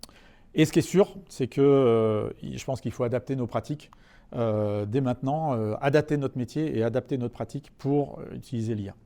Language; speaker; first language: French; native; French